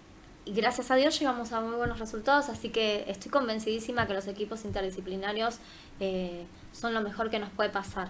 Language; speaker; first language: Spanish; native; Spanish